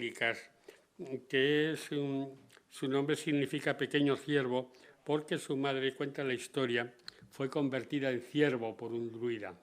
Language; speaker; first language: Spanish; native; Spanish